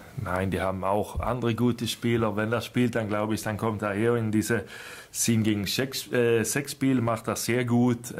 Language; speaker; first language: German; non-native, fluent; Swedish